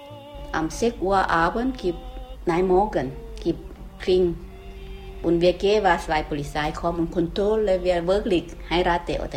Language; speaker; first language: German; non-native, learner; Thai